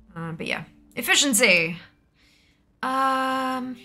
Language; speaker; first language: English; native; English